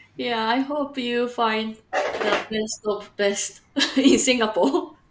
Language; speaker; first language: English; non-native, fluent; Japanese